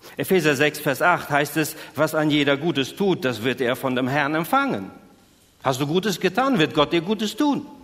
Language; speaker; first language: German; native; German